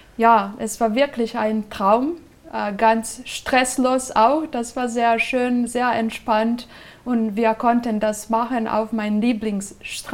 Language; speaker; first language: German; non-native, fluent; Serbian